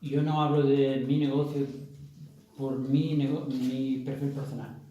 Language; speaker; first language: Spanish; non-native, fluent; Portuguese